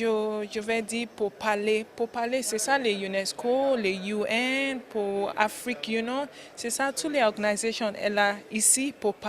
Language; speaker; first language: French; non-native, learner; English